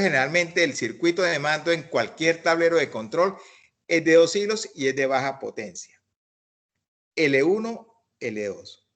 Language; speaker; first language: Spanish; native; Spanish